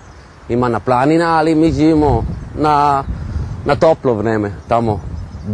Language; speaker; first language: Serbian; non-native, learner; Spanish